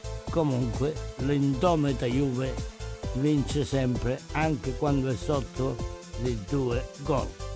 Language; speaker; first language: Italian; native; Italian